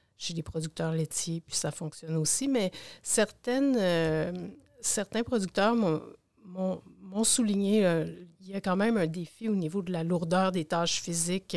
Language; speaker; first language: French; native; French